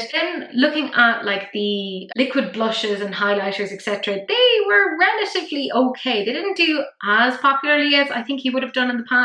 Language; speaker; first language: English; native; English